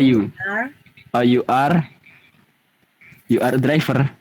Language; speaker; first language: English; non-native, learner; Indonesian